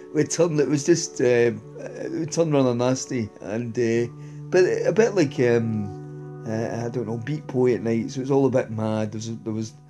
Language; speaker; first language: English; native; English